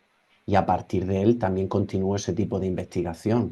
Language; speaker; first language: Spanish; native; Spanish